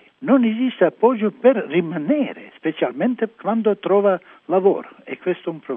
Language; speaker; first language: Italian; non-native, learner; Croatian